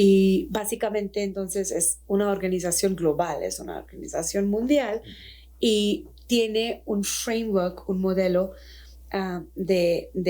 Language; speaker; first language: Spanish; non-native, fluent; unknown